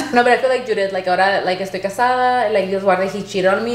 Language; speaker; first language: English; early bilingual, other home language; Spanish